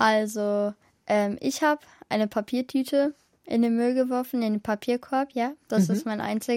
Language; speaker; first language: German; early bilingual, other home language; Kurdish